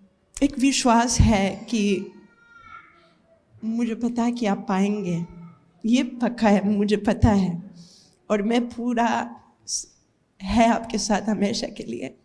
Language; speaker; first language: Hindi; non-native, learner; English